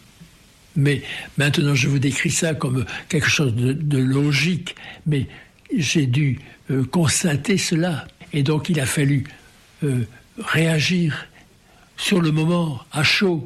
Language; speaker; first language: French; native; French